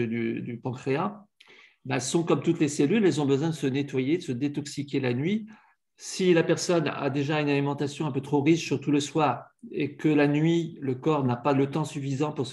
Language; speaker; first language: French; native; French